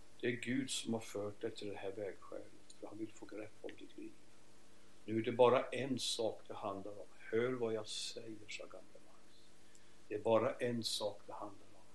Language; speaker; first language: Swedish; native; Swedish